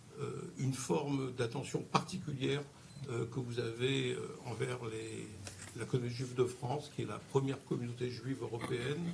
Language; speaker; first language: French; native; French